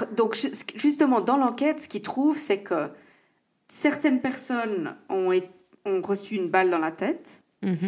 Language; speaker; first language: French; native; French